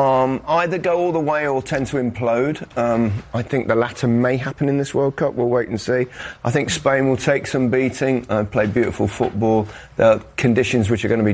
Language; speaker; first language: English; native; English